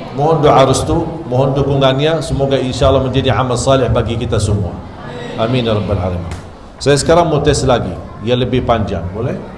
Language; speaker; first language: Malay; non-native, fluent; Arabic